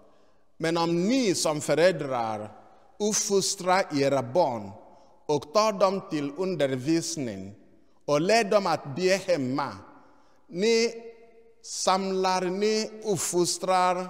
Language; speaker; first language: Swedish; non-native, fluent; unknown